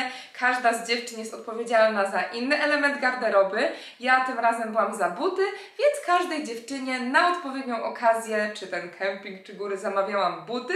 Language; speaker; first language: Polish; native; Polish